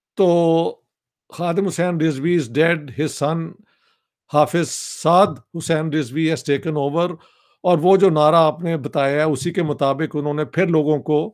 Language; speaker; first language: Urdu; non-native, local second language; Punjabi